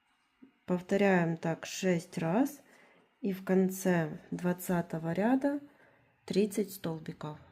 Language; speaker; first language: Russian; native; Russian